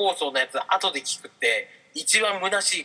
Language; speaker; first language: Japanese; native; Japanese